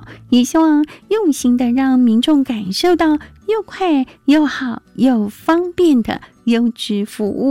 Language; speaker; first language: Chinese; native; Chinese